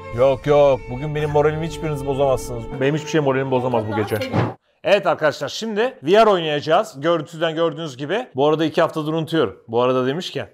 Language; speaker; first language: Turkish; native; Turkish